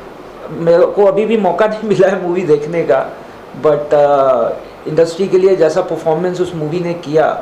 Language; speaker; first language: Hindi; native; Hindi